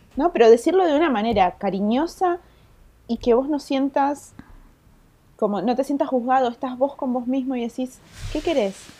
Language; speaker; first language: Spanish; native; Spanish